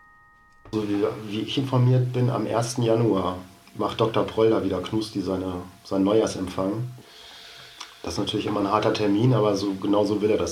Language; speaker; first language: German; native; German